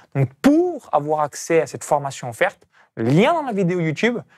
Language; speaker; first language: French; native; French